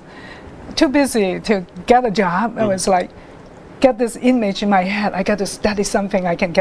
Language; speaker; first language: English; non-native, local second language; Cantonese